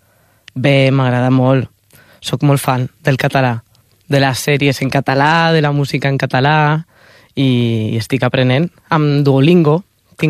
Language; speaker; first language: Catalan; non-native, learner; Spanish